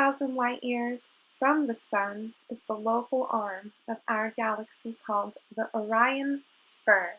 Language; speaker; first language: English; native; English